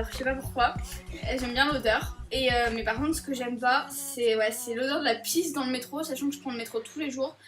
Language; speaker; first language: French; native; French